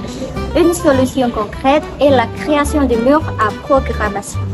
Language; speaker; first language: French; non-native, learner; Indonesian